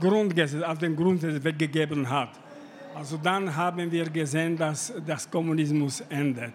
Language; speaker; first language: German; non-native, fluent; Slovak